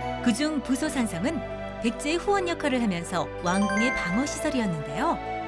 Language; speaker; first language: Korean; native; Korean